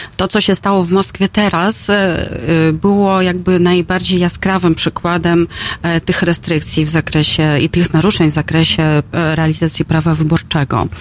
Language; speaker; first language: Polish; non-native, fluent; Russian